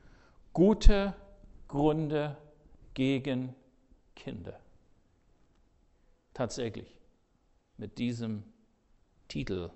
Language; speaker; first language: German; non-native, fluent; English